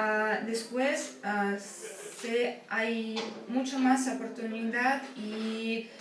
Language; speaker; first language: Spanish; early bilingual, heritage; Spanish